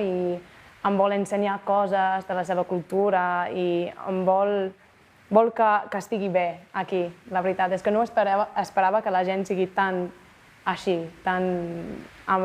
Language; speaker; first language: Catalan; non-native, fluent; English